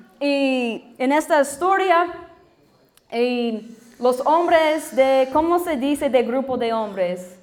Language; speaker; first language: Spanish; non-native, learner; English